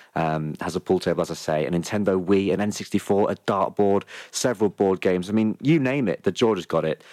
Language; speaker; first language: English; native; English